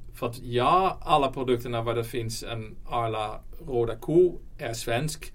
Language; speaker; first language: Swedish; non-native, fluent; Dutch